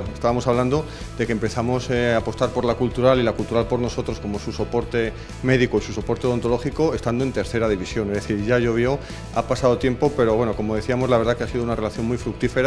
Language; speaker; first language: Spanish; native; Spanish